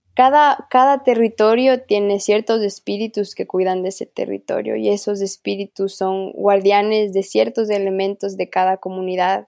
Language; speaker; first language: Spanish; non-native, local second language; Quechua